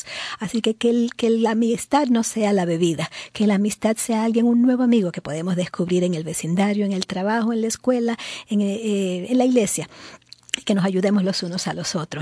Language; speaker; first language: Spanish; native; Spanish